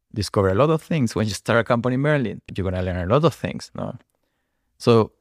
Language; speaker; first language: English; non-native, fluent; Spanish